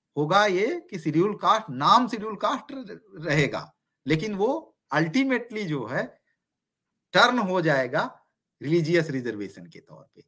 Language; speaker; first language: Hindi; native; Hindi